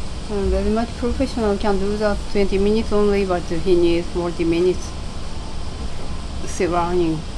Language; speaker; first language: English; non-native, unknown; Japanese